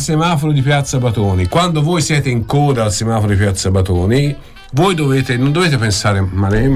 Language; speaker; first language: Italian; native; Italian